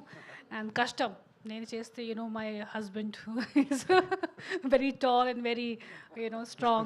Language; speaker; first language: Telugu; non-native, local second language; Hindi